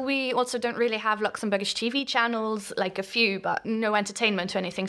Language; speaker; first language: English; non-native, fluent; Luxembourgish